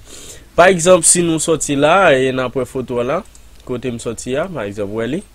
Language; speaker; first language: French; non-native, learner; Haitian Creole